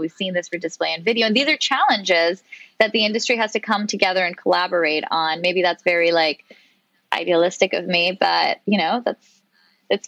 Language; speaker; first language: English; non-native, local second language; Urdu